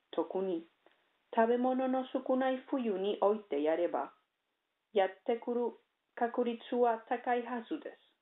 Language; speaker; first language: Japanese; non-native, learner; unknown